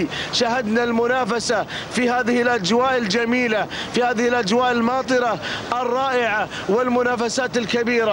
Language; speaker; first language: Arabic; native; Arabic